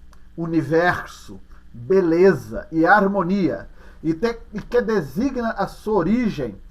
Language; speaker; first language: Portuguese; native; Portuguese